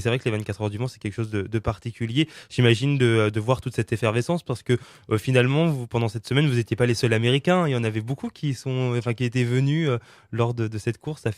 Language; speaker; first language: French; native; French